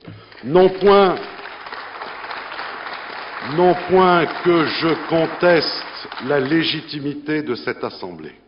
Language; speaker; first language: French; native; French